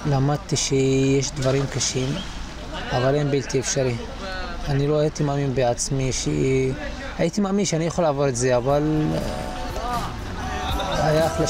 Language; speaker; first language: Hebrew; non-native, local second language; Arabic